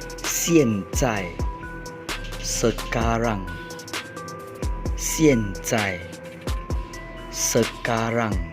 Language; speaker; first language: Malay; non-native, learner; Chinese